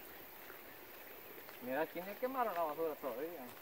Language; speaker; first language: Spanish; native; Spanish